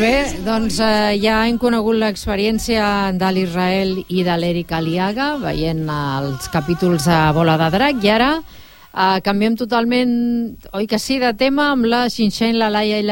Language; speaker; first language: Catalan; native; Catalan